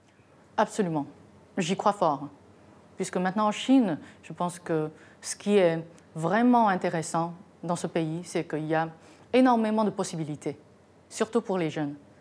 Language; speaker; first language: French; non-native, fluent; Chinese